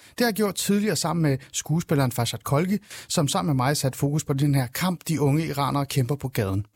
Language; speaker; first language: Danish; early bilingual, other home language; Persian